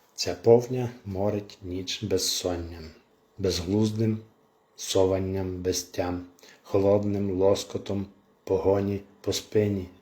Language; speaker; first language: Ukrainian; native; Ukrainian